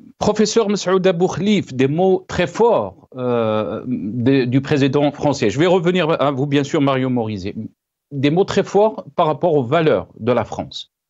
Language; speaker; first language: French; non-native, local second language; Kabyle